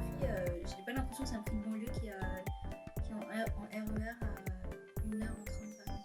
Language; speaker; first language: French; native; French